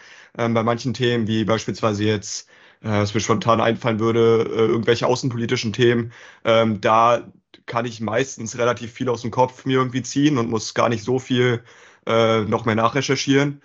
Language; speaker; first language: German; native; German